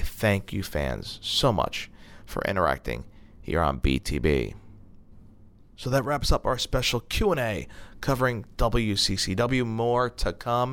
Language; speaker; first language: English; native; English